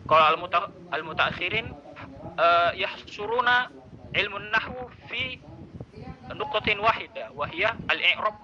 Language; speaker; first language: Arabic; non-native, learner; Indonesian